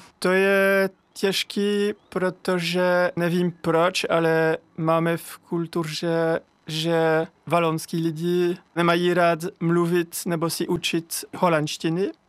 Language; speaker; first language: Czech; non-native, fluent; French